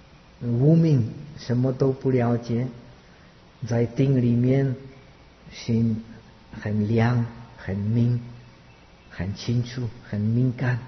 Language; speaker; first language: Chinese; non-native, fluent; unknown